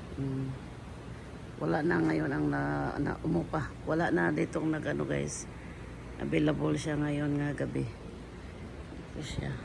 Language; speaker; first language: Filipino; non-native, local second language; Cebuano